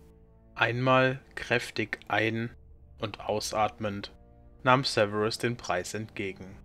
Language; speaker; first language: German; native; German